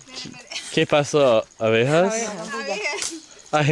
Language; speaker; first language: Spanish; non-native, learner; English